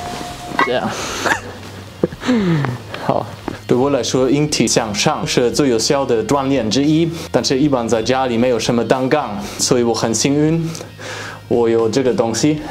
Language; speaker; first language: Chinese; non-native, fluent; German